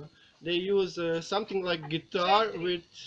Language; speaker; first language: English; non-native, learner; Croatian